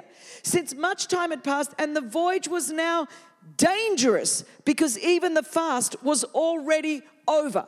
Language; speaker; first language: English; non-native, fluent; Greek